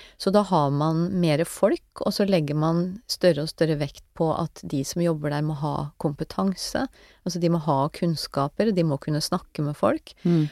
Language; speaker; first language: Norwegian; native; Norwegian